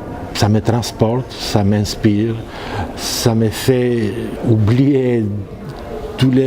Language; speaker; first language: French; non-native, fluent; Greek